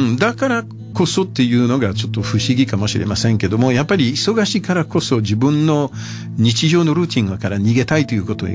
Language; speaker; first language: Japanese; non-native, fluent; French